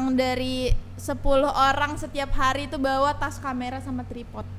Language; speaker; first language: Indonesian; native; Indonesian